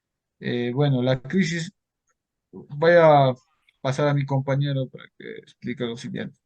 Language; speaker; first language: Spanish; native; Spanish